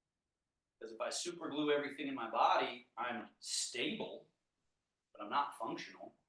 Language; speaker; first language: English; native; English